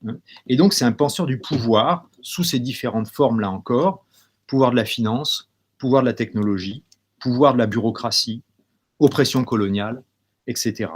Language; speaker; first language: French; native; French